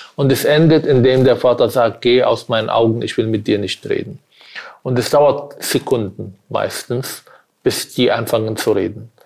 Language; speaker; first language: German; non-native, fluent; Arabic